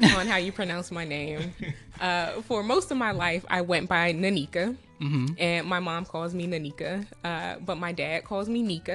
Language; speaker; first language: English; native; English